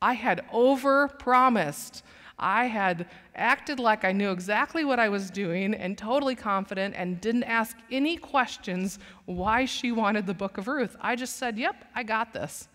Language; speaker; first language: English; native; English